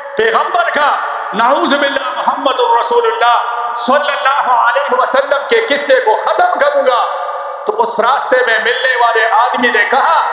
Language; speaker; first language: Urdu; non-native, local second language; Pashto